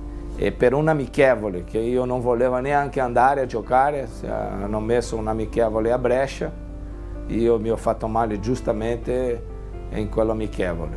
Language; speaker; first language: Italian; non-native, fluent; Portuguese